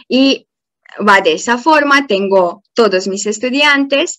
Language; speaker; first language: Spanish; non-native, fluent; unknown